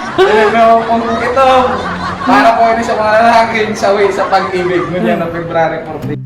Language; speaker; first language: Filipino; non-native, local second language; Bikol